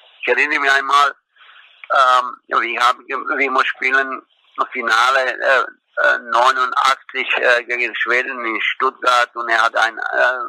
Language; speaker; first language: German; non-native, fluent; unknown